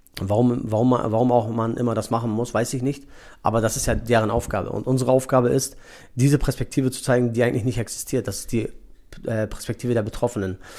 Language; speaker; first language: German; early bilingual, other home language; Turkish